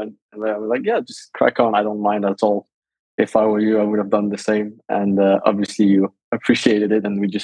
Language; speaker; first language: English; non-native, fluent; Danish